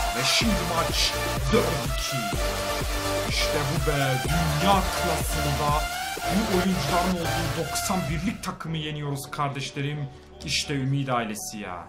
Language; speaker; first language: Turkish; native; Turkish